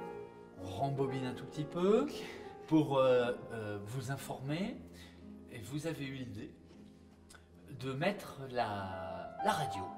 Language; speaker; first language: French; native; French